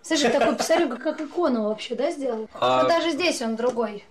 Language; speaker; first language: Russian; native; Russian